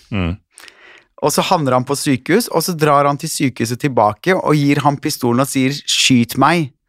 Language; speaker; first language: Norwegian; early bilingual, other home language; Turkish